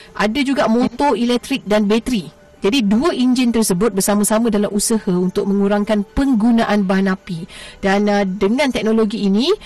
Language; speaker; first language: Malay; native; Malay